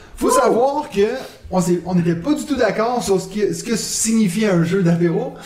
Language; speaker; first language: French; non-native, local second language; German